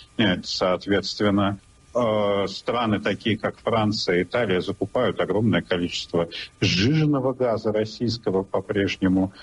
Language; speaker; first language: Russian; non-native, local second language; Lithuanian